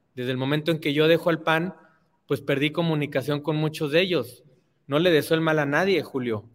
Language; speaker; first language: Spanish; native; Spanish